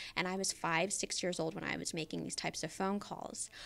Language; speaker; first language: English; native; English